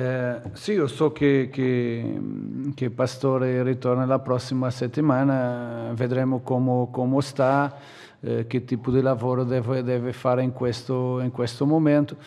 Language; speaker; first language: Italian; non-native, fluent; Portuguese